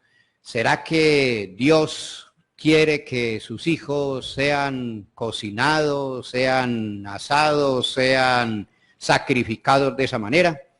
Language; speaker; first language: Spanish; native; Spanish